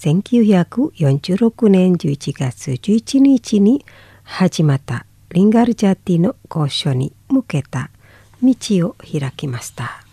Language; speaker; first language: Japanese; non-native, fluent; Indonesian